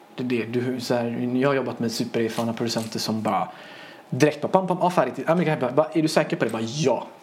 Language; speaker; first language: Swedish; early bilingual, other home language; Persian